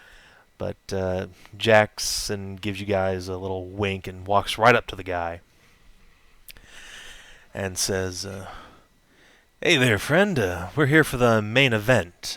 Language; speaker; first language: English; native; English